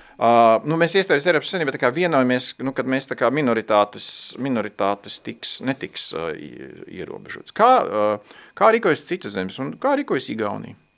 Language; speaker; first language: Latvian; native; Latvian